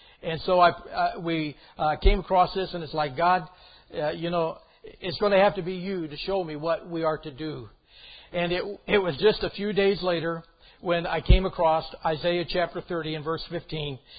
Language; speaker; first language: English; native; English